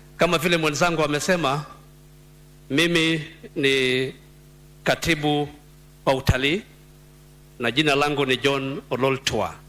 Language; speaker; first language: Swahili; non-native, local second language; Masai